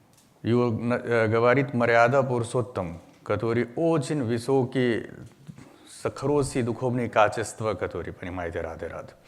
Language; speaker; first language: Russian; non-native, learner; Hindi